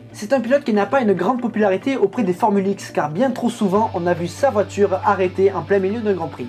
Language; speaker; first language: French; native; French